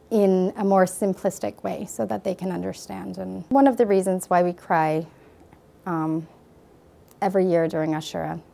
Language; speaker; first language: English; native; English